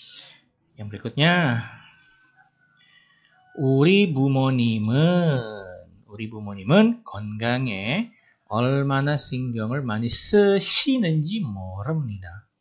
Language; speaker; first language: Korean; non-native, fluent; Indonesian